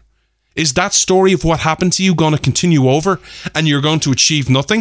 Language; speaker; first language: English; native; English